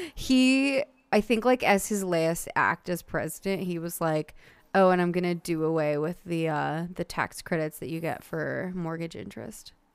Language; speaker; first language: English; native; English